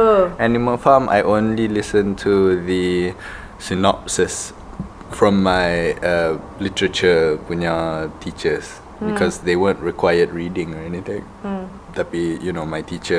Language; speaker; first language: English; non-native, local second language; Malay